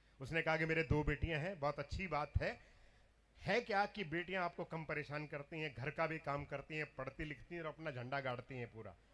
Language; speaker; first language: Hindi; non-native, local second language; Punjabi